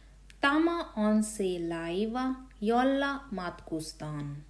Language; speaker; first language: Finnish; non-native, fluent; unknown